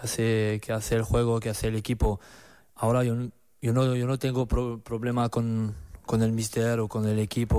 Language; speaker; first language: Spanish; non-native, learner; French